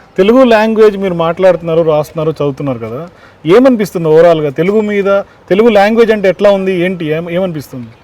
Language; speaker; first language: Telugu; native; Telugu